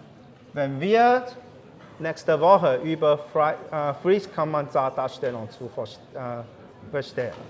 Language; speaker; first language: German; non-native, learner; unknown